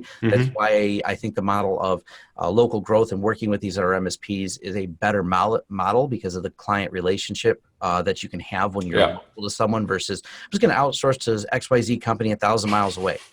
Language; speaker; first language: English; native; English